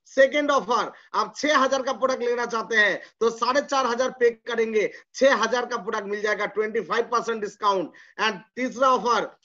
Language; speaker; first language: Hindi; non-native, local second language; Bangla